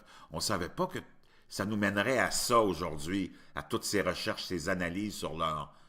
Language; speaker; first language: French; native; French